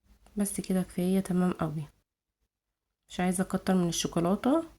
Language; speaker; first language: Arabic; native; Arabic